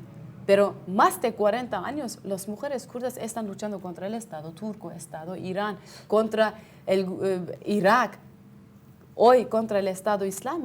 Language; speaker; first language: Spanish; non-native, fluent; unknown